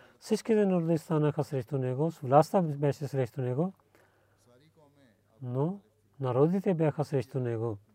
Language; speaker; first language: Bulgarian; non-native, learner; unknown